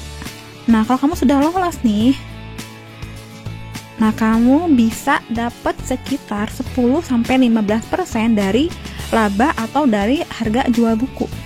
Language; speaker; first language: Indonesian; native; Indonesian